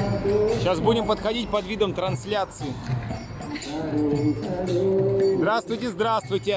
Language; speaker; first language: Russian; native; Russian